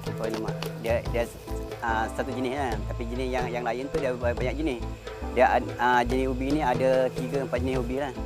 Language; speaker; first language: Malay; non-native, local second language; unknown